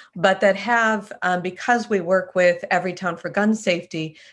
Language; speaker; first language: English; native; English